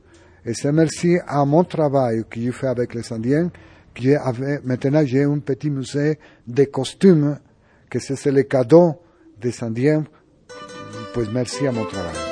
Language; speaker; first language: French; non-native, learner; Spanish